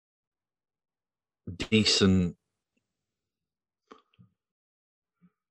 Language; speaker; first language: English; native; English